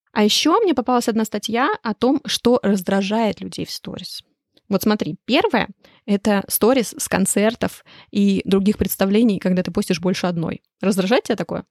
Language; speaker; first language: Russian; native; Russian